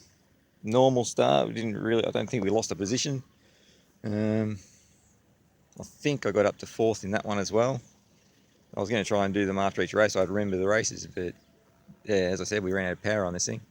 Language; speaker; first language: English; native; English